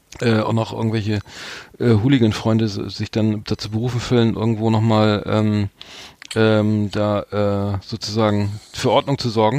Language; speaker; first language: German; native; German